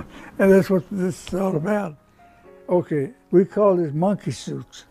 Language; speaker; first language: English; non-native, local second language; Spanish